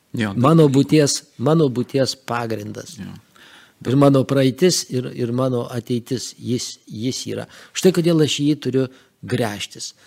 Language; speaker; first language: Lithuanian; native; Lithuanian